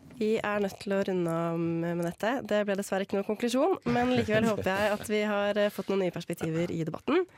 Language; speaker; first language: Norwegian; native; Norwegian